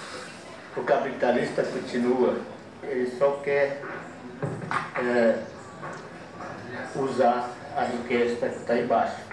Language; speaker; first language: Portuguese; non-native, local second language; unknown